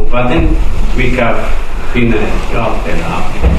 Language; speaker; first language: Danish; non-native, learner; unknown